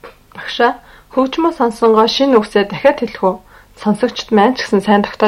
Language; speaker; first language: Mongolian; native; Mongolian